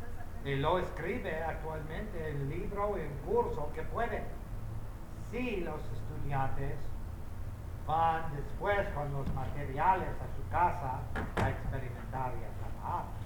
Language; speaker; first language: Spanish; non-native, fluent; English